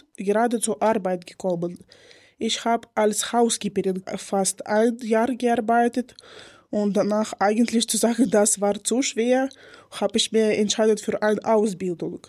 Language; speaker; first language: German; non-native, learner; Ukrainian